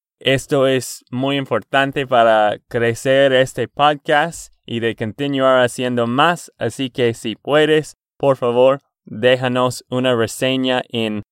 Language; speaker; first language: Spanish; non-native, learner; English